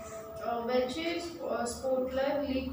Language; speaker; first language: German; non-native, learner; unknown